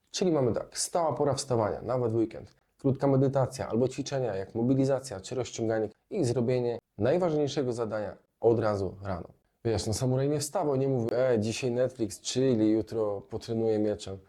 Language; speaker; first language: Polish; native; Polish